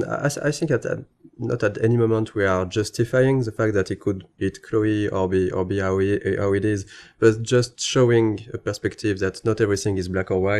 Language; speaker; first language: English; non-native, fluent; French